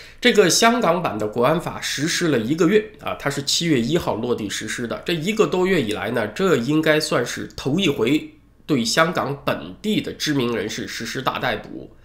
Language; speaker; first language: Chinese; native; Chinese